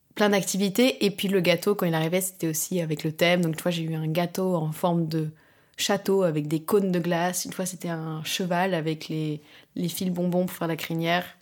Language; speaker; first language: French; native; French